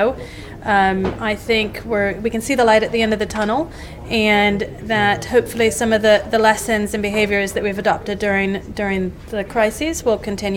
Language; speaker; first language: English; native; English